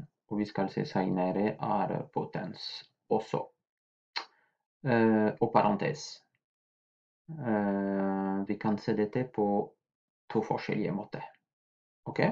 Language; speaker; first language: Norwegian; non-native, fluent; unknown